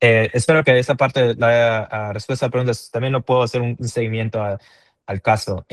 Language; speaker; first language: Spanish; native; Spanish